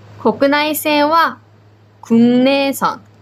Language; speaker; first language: Japanese; non-native, fluent; Chinese